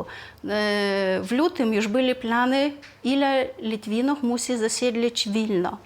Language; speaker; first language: Polish; non-native, fluent; Lithuanian